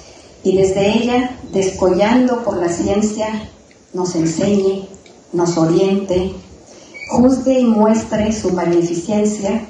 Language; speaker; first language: Spanish; native; Spanish